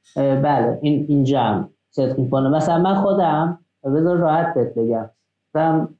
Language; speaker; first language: Persian; non-native, local second language; Azerbaijani